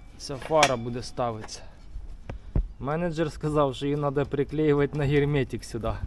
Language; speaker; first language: Ukrainian; native; Ukrainian